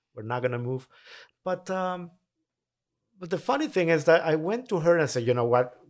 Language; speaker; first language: English; non-native, fluent; Spanish